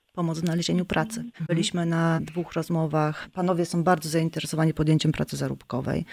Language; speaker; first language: Polish; native; Polish